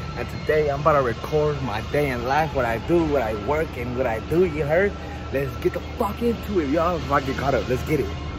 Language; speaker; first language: English; early bilingual, other home language; Spanish